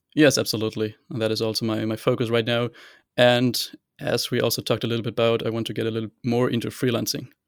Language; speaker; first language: English; non-native, fluent; German